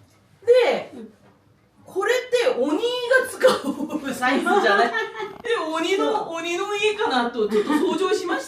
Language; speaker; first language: Japanese; non-native, fluent; Korean